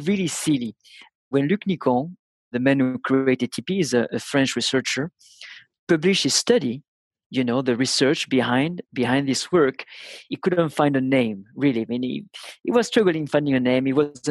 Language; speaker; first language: English; non-native, fluent; French